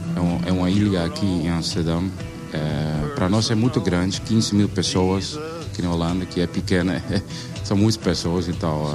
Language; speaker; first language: Portuguese; non-native, learner; Dutch